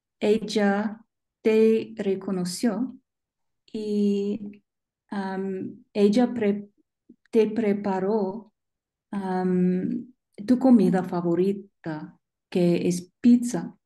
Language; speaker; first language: Spanish; non-native, learner; English